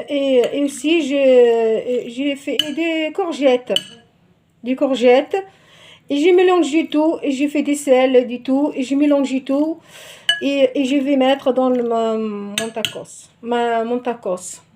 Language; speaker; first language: French; non-native, local second language; Arabic